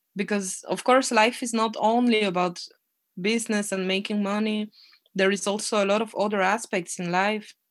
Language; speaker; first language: English; non-native, fluent; French